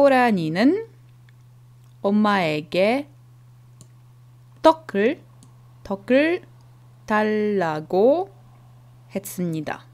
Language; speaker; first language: Korean; non-native, learner; Czech